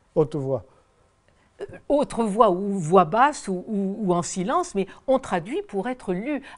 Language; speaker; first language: French; native; French